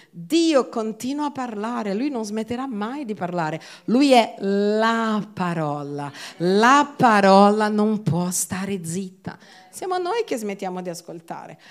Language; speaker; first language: Italian; non-native, fluent; Portuguese